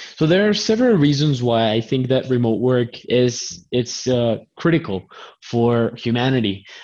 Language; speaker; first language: English; non-native, fluent; Spanish